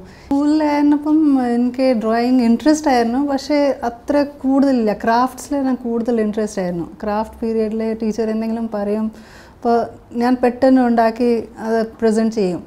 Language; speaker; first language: Malayalam; early bilingual, heritage; Malayalam